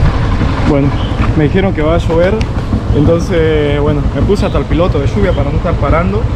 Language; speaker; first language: Spanish; native; Spanish